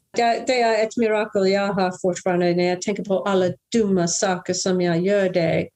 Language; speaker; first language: Swedish; non-native, fluent; English